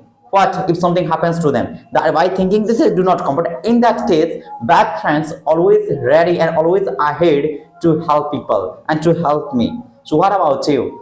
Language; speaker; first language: English; non-native, fluent; Hindi